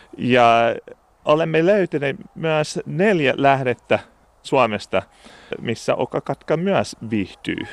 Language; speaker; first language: Finnish; non-native, fluent; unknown